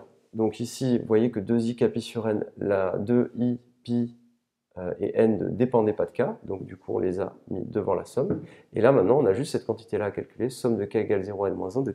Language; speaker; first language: French; native; French